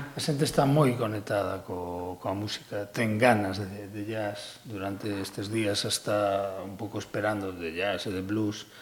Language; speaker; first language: Galician; native; Galician